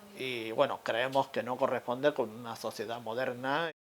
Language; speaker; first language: Spanish; native; Spanish